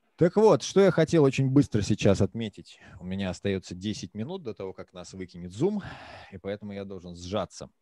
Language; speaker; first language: Russian; native; Russian